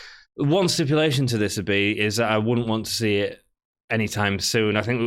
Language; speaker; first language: English; native; English